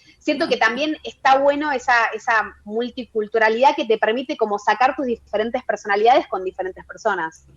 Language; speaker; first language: Spanish; native; Spanish